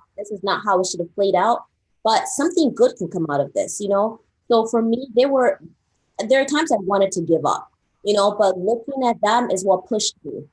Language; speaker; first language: English; early bilingual, other home language; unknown